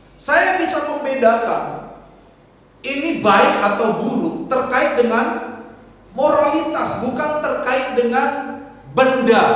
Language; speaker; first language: Indonesian; non-native, local second language; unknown